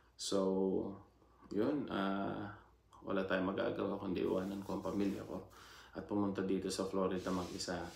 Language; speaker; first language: Filipino; native; Filipino